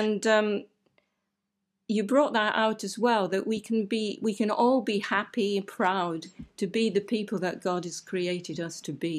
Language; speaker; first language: English; native; English